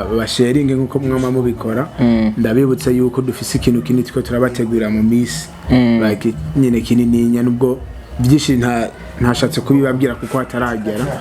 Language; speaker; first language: Rundi; early bilingual, heritage; Rundi